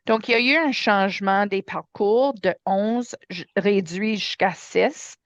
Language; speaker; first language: French; non-native, learner; English